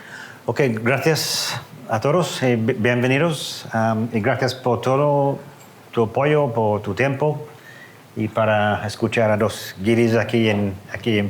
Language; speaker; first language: Spanish; non-native, fluent; English